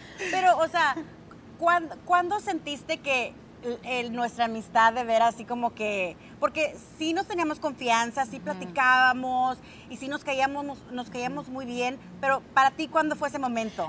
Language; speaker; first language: Spanish; early bilingual, other home language; English